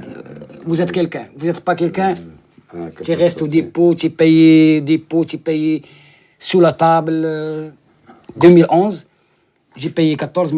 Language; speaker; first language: French; non-native, learner; Arabic